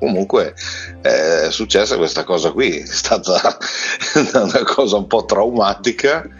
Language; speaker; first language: Italian; early bilingual, other home language; German